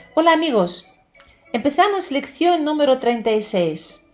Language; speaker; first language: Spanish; non-native, fluent; Ukrainian